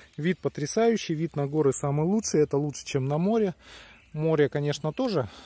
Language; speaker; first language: Russian; native; Russian